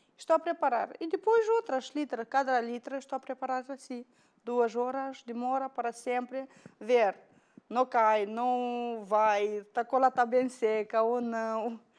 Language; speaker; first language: Portuguese; non-native, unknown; Romanian